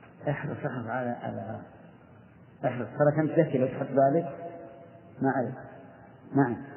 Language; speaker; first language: Arabic; native; Arabic